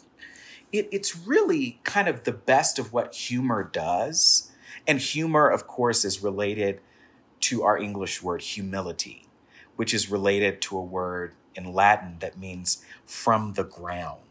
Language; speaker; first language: English; native; English